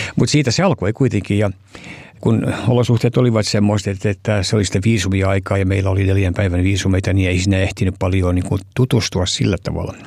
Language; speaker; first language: Finnish; early bilingual, heritage; Finnish